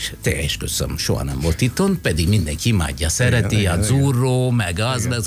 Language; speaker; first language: Hungarian; non-native, fluent; Italian